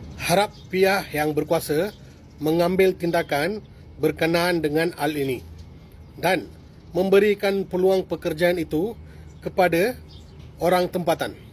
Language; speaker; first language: Malay; non-native, local second language; Tamil